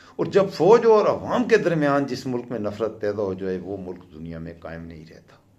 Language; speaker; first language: Urdu; non-native, local second language; Pashto